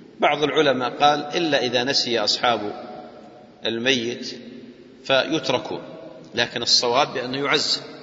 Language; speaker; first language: Arabic; native; Arabic